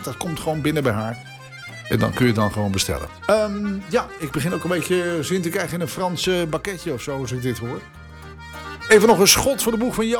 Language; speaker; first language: Dutch; native; Dutch